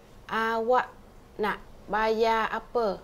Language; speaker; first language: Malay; non-native, fluent; Vietnamese